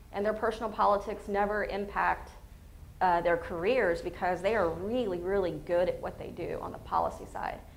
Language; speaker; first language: English; native; English